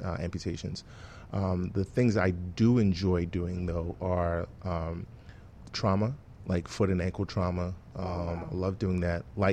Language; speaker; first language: English; non-native, local second language; Yoruba